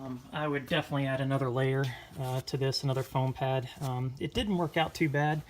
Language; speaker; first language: English; native; English